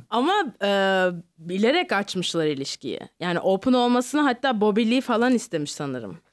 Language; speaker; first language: Turkish; native; Turkish